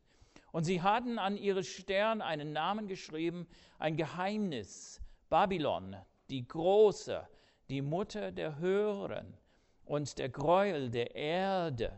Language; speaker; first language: German; non-native, fluent; English